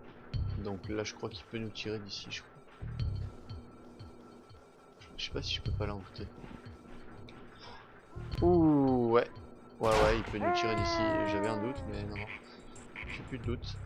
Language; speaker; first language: French; native; French